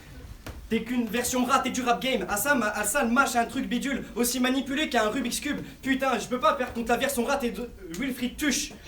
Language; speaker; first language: French; native; French